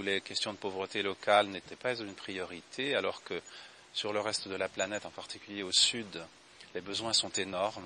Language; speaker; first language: French; native; French